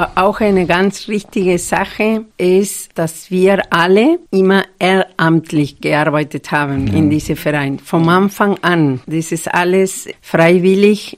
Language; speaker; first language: German; non-native, fluent; Spanish